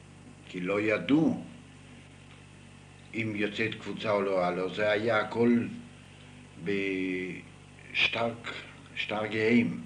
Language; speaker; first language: Hebrew; non-native, fluent; Yiddish